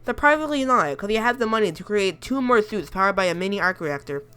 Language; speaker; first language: English; native; English